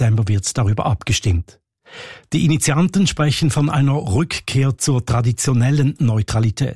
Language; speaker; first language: German; native; German